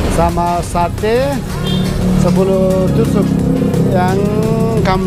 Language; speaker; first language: Indonesian; non-native, learner; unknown